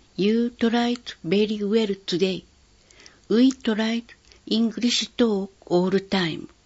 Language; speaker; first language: English; non-native, learner; Japanese